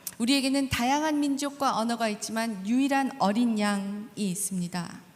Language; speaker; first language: Korean; native; Korean